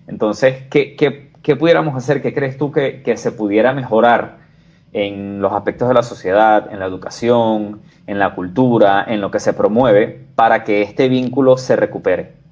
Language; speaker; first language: Spanish; native; Spanish